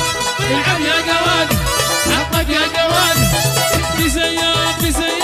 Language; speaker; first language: Arabic; native; Arabic